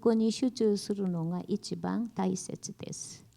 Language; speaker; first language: Japanese; non-native, learner; Korean